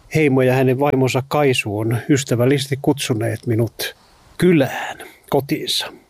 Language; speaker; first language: Finnish; native; Finnish